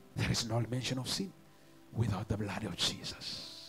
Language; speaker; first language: English; non-native, local second language; Swahili